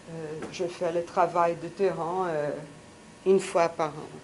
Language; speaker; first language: French; non-native, fluent; Portuguese